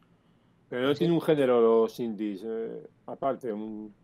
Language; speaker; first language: Spanish; native; Spanish